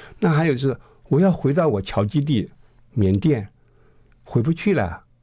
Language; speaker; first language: Chinese; early bilingual, heritage; Chinese